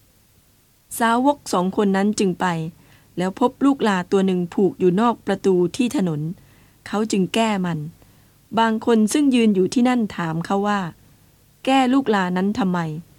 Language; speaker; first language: Thai; native; Thai